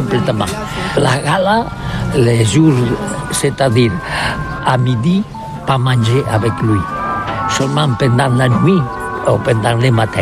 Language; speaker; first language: French; non-native, learner; Catalan